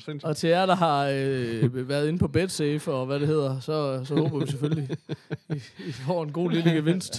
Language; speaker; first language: Danish; native; Danish